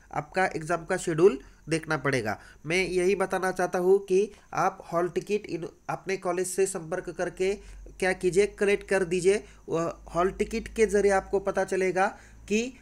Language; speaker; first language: Hindi; non-native, local second language; Marathi